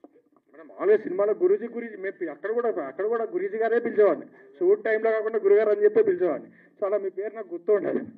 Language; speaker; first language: Telugu; native; Telugu